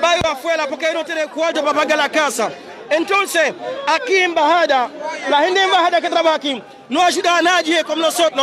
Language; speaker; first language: Spanish; non-native, learner; Haitian Creole